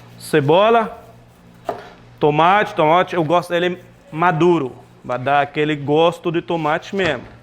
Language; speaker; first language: Portuguese; non-native, fluent; Arabic